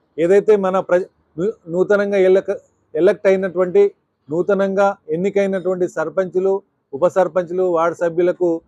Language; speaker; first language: Telugu; non-native, local second language; Lambadi